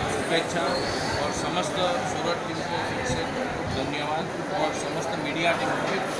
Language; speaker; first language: Hindi; non-native, local second language; Gujarati